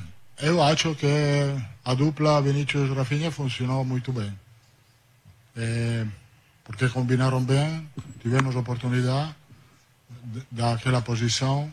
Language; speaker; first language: Portuguese; non-native, learner; Italian